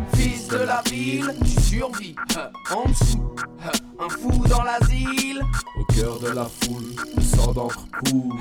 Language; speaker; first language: French; native; French